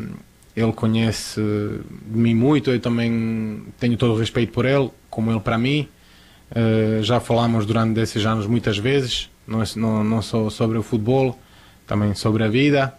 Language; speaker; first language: Portuguese; non-native, fluent; Croatian